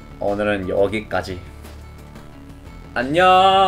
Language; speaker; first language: Korean; non-native, fluent; English